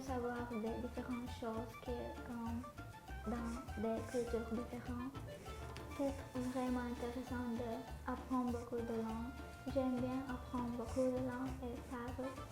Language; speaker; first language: French; non-native, fluent; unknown